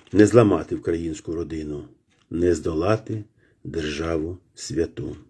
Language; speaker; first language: Ukrainian; native; Ukrainian